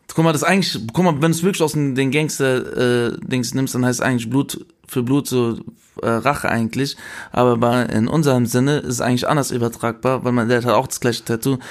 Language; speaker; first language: German; early bilingual, other home language; Spanish